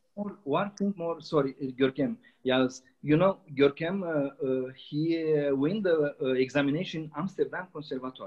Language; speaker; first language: English; non-native, learner; Romanian